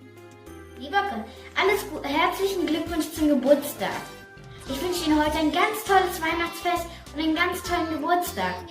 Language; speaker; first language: German; early bilingual, other home language; Korean